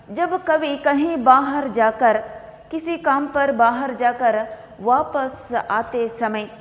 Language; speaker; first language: Hindi; non-native, local second language; Kannada